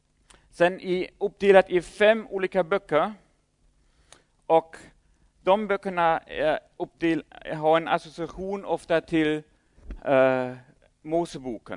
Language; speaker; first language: Swedish; non-native, fluent; German